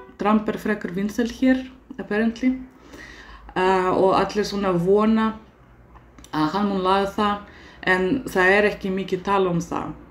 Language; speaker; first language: Icelandic; non-native, fluent; Russian